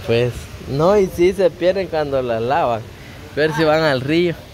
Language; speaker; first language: Spanish; native; Spanish